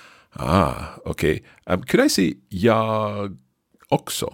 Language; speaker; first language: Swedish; non-native, learner; English